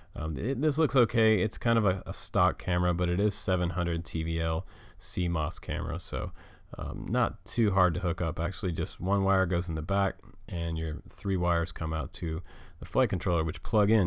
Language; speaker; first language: English; native; English